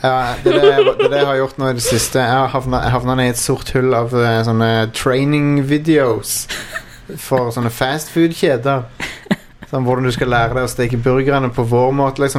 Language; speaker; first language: Norwegian; native; Norwegian